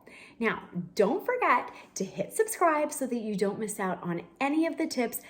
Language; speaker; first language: English; native; English